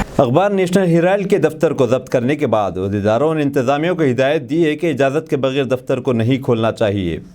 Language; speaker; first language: Urdu; native; Urdu